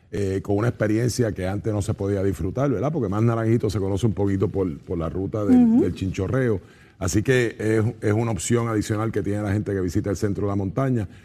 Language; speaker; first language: Spanish; native; Spanish